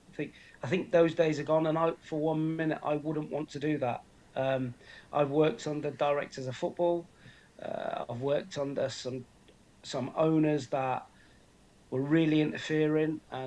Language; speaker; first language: English; native; English